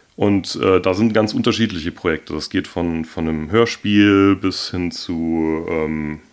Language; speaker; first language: German; native; German